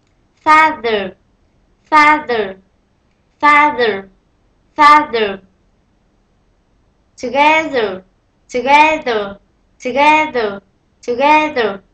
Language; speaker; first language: English; non-native, learner; Vietnamese